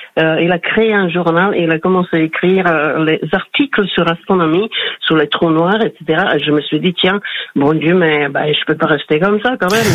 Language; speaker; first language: French; non-native, fluent; Slovak